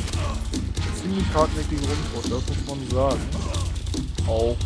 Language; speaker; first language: German; native; German